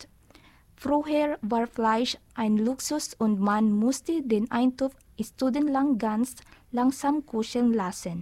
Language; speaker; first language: German; non-native, learner; Filipino